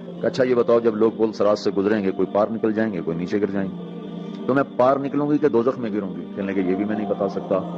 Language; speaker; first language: Urdu; non-native, local second language; Punjabi